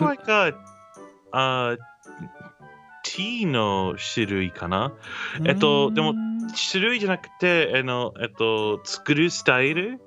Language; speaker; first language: Japanese; non-native, learner; English